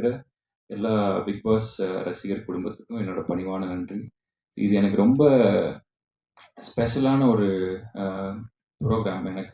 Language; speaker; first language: Tamil; native; Tamil